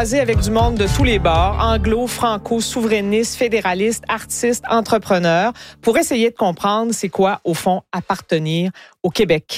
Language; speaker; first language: French; native; French